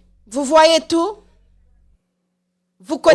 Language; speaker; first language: French; non-native, local second language; Haitian Creole